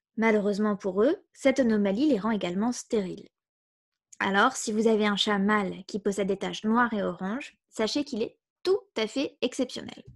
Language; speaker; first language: French; native; French